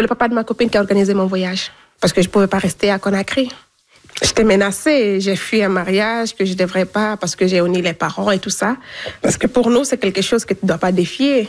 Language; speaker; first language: French; non-native, local second language; Fula